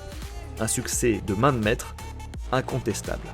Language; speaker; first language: French; native; French